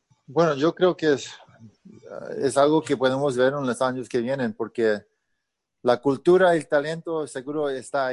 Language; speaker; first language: Spanish; early bilingual, heritage; Spanish